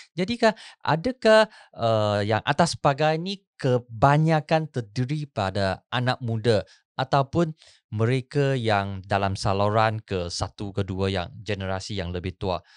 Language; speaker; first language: Malay; non-native, local second language; Chinese